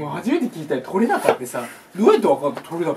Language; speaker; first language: Japanese; native; Japanese